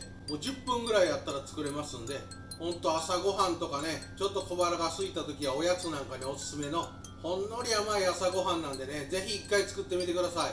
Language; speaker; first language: Japanese; native; Japanese